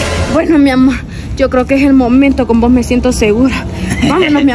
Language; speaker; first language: Spanish; native; Spanish